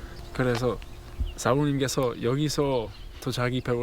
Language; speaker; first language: Korean; non-native, learner; English